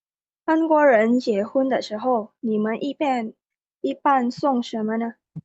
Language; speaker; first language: Chinese; non-native, learner; Indonesian